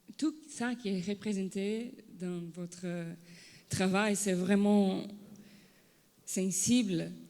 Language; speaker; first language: French; non-native, learner; Portuguese